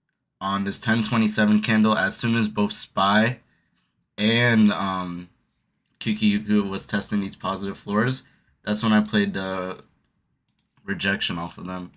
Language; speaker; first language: English; native; English